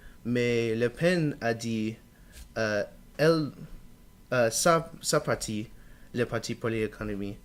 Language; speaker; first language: French; non-native, learner; English